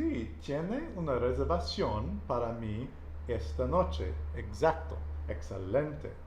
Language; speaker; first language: Spanish; non-native, learner; English